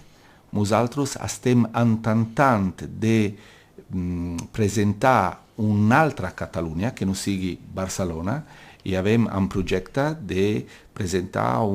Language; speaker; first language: Catalan; non-native, local second language; Italian